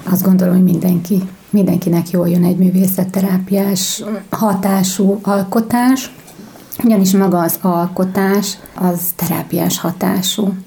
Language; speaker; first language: Hungarian; native; Hungarian